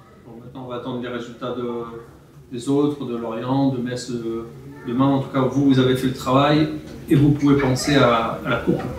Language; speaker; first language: French; native; French